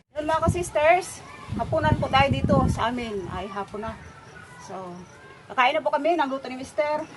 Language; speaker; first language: Filipino; non-native, local second language; Cebuano